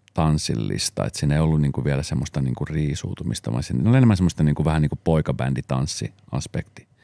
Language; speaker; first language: Finnish; early bilingual, other home language; Spanish